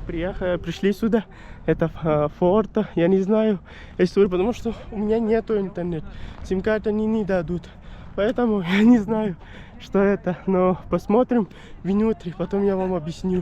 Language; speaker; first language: Russian; non-native, learner; Pashto